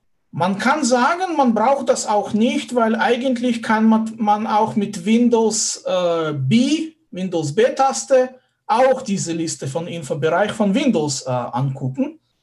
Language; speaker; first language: German; non-native, fluent; Russian